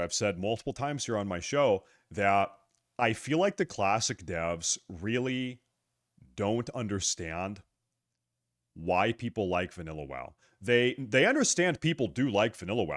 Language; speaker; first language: English; native; English